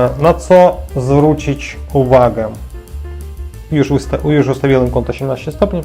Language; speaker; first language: Polish; non-native, learner; Ukrainian